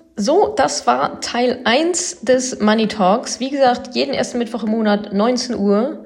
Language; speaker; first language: German; native; German